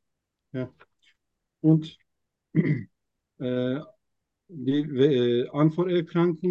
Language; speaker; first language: German; non-native, fluent; Turkish